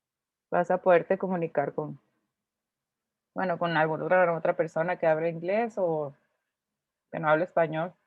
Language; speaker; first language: Spanish; native; Spanish